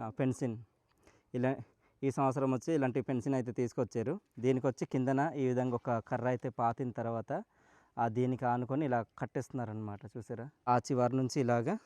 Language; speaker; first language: Telugu; non-native, local second language; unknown